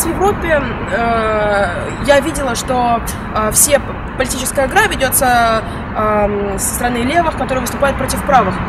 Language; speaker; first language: Russian; native; Russian